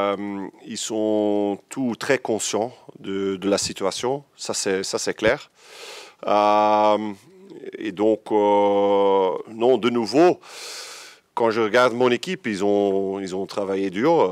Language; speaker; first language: French; non-native, local second language; Dutch